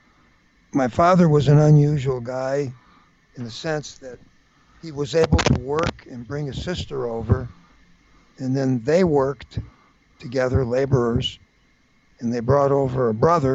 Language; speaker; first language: English; native; English